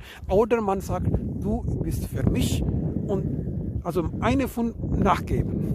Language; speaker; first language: German; non-native, learner; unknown